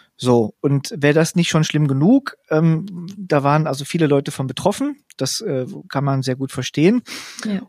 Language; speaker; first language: German; native; German